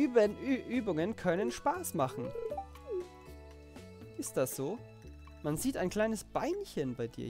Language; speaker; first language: German; native; German